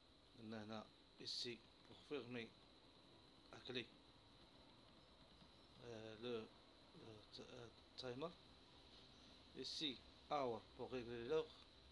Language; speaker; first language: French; non-native, local second language; Arabic